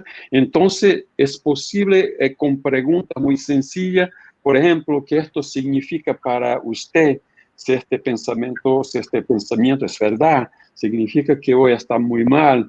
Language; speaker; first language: Spanish; non-native, fluent; Portuguese